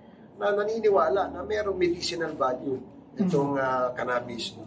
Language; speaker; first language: Filipino; native; Filipino